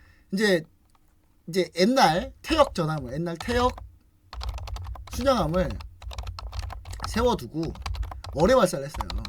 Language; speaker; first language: Korean; native; Korean